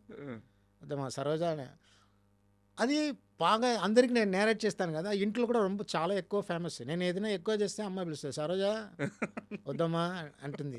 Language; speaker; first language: Telugu; non-native, fluent; Tamil